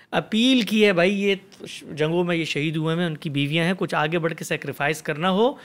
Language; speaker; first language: Urdu; native; Urdu